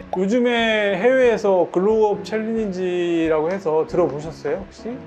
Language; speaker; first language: Korean; native; Korean